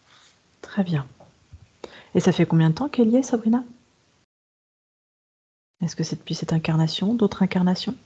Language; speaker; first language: French; native; French